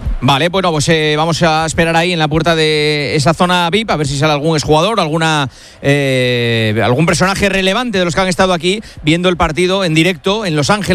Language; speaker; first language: Spanish; native; Spanish